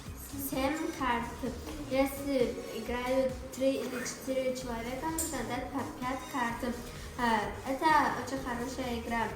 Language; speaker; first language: Russian; non-native, local second language; Tajik